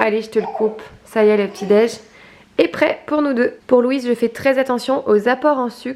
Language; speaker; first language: French; native; French